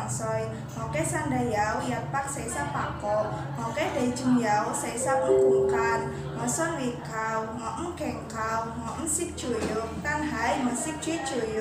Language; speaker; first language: Cantonese; non-native, learner; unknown